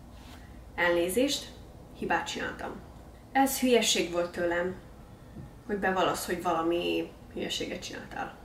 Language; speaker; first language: Hungarian; early bilingual, heritage; English